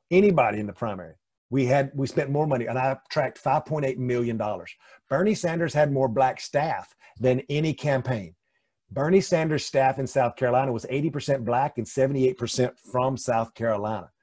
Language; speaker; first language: English; native; English